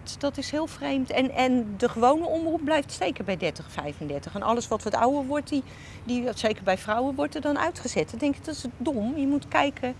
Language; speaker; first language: Dutch; native; Dutch